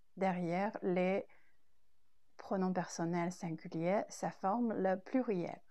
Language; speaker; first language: French; non-native, fluent; Chinese